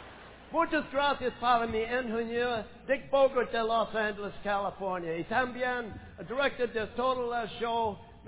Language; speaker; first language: Spanish; non-native, learner; English